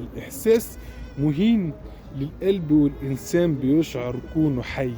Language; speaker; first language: Arabic; native; Arabic